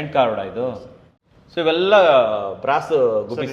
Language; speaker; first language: Kannada; native; Kannada